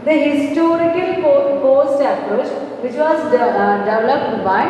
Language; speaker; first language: English; non-native, local second language; Malayalam